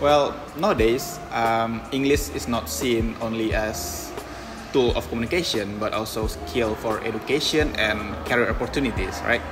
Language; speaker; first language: English; non-native, fluent; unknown